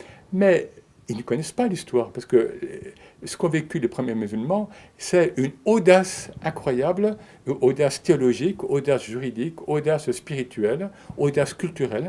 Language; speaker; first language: French; native; French